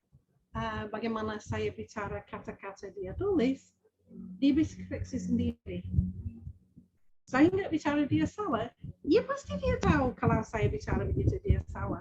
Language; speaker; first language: Indonesian; non-native, fluent; English